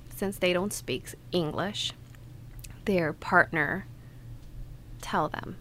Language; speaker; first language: English; early bilingual, other home language; Spanish